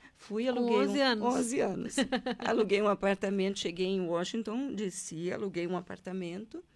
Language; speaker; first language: Portuguese; native; Portuguese